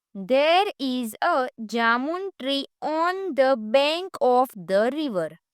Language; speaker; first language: English; non-native, local second language; Gujarati